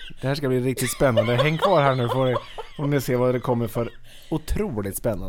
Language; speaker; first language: Swedish; native; Swedish